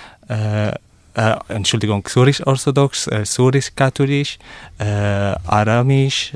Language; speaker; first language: German; non-native, learner; Arabic